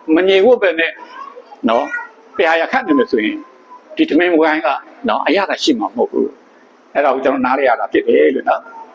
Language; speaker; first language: Burmese; non-native, local second language; S'gaw Karen